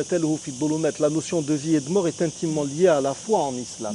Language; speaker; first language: French; non-native, local second language; Arabic